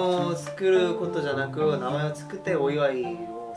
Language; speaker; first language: Japanese; non-native, learner; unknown